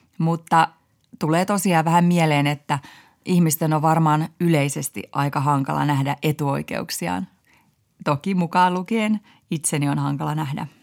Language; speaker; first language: Finnish; native; Finnish